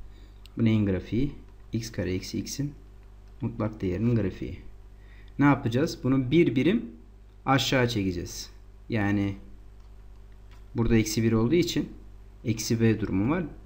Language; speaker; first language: Turkish; native; Turkish